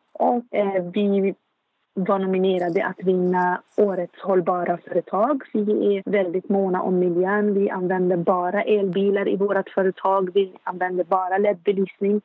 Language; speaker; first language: Swedish; non-native, fluent; Arabic